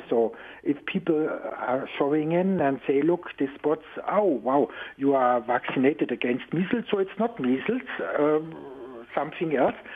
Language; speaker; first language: English; non-native, fluent; German